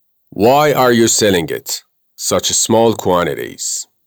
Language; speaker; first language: English; non-native, fluent; Persian